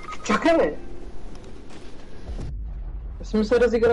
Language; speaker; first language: Bulgarian; native; Bulgarian